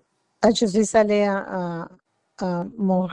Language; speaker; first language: French; non-native, learner; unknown